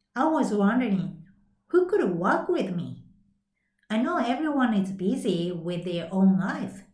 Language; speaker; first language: English; non-native, fluent; Japanese